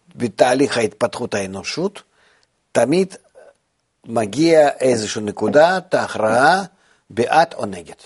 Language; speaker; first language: Hebrew; non-native, fluent; Russian